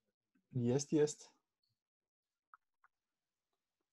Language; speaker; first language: Russian; non-native, fluent; Lithuanian